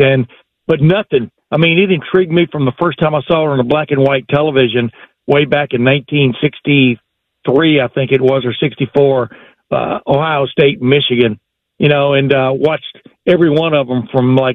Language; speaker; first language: English; native; English